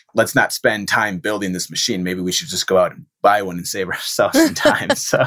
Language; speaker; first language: English; native; English